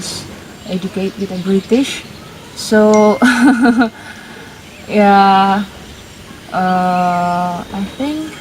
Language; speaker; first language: English; non-native, fluent; Indonesian